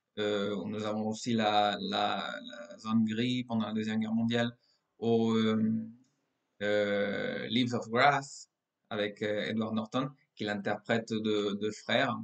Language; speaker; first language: French; non-native, fluent; Spanish